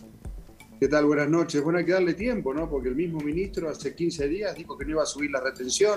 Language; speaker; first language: Spanish; native; Spanish